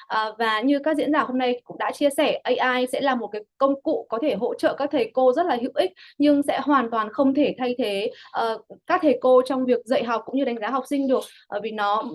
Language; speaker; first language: Vietnamese; native; Vietnamese